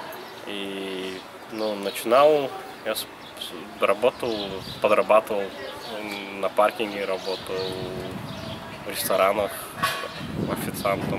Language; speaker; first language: Russian; non-native, local second language; Uzbek